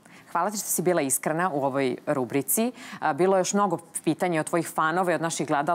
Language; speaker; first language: Serbian; native; Serbian